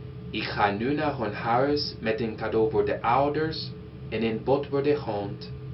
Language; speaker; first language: Dutch; non-native, learner; English